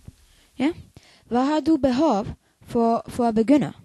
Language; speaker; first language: Danish; non-native, learner; Icelandic